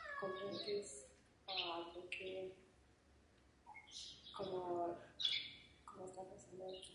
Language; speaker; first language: Spanish; non-native, learner; English